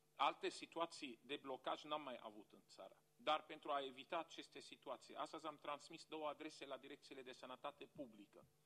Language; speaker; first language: Romanian; non-native, fluent; Arabic